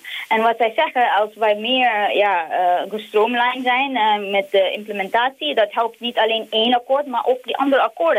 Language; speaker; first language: Dutch; non-native, fluent; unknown